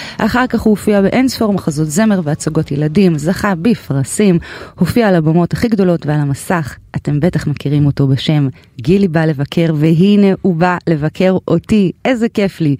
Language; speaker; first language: Hebrew; native; Hebrew